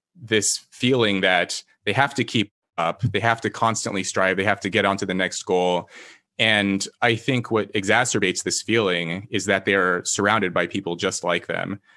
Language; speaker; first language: English; native; English